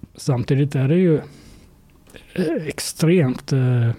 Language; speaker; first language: Swedish; native; Swedish